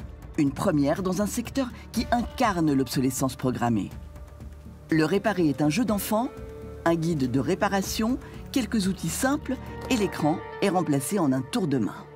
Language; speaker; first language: French; native; French